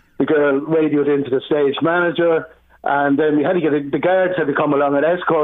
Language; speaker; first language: English; native; English